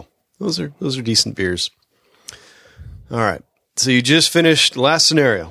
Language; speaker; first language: English; native; English